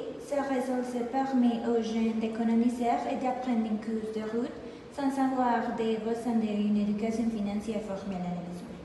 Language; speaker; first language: French; non-native, learner; Spanish